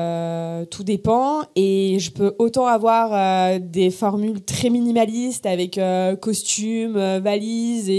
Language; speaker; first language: French; native; French